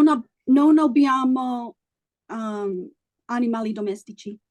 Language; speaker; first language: Italian; non-native, learner; English